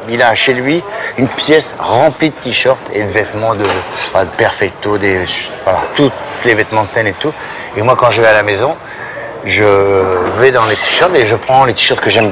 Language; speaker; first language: French; native; French